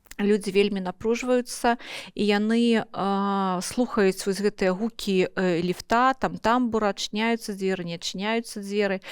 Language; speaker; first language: Belarusian; non-native, local second language; Russian